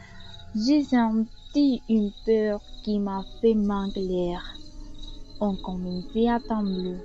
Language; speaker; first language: French; non-native, learner; Spanish